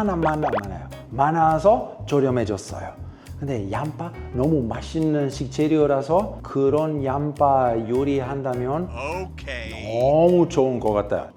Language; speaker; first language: Korean; non-native, fluent; Italian